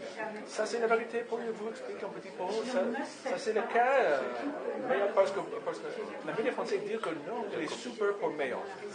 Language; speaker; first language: French; non-native, learner; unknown